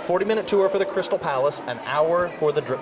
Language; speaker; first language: English; native; English